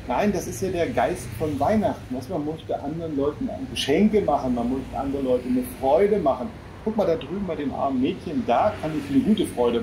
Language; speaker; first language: German; native; German